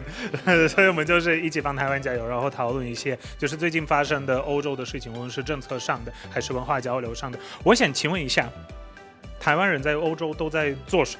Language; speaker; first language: Chinese; non-native, fluent; Polish